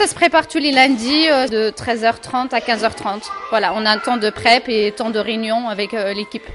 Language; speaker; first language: French; native; French